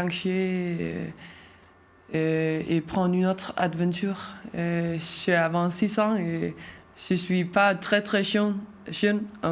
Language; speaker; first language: French; non-native, learner; Danish